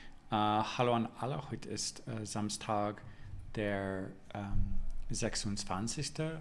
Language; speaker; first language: German; non-native, learner; English